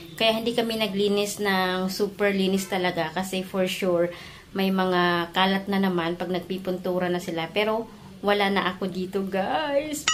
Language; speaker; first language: Filipino; native; Filipino